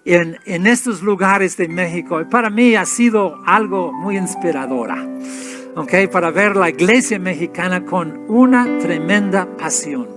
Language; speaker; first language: Spanish; non-native, fluent; English